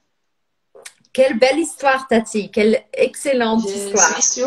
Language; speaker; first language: French; non-native, fluent; Portuguese